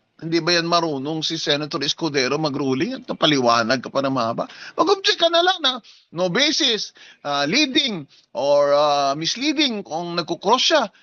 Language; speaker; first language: Filipino; non-native, local second language; Hiligaynon